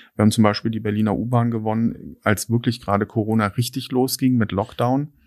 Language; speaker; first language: German; native; German